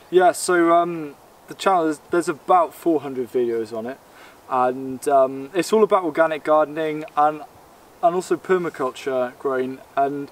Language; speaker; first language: English; native; English